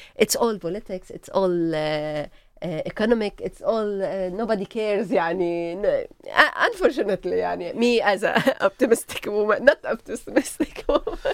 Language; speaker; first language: English; non-native, learner; Arabic